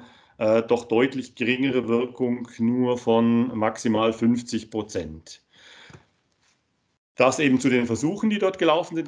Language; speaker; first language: German; native; German